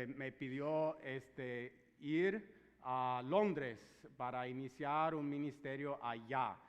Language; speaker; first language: Spanish; non-native, fluent; English